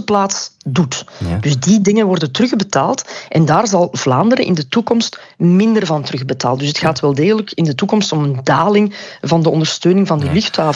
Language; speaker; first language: Dutch; native; Dutch